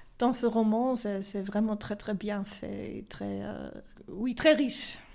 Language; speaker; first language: French; non-native, fluent; German